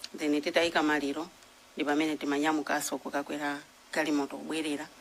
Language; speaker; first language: Nyanja; non-native, local second language; Tumbuka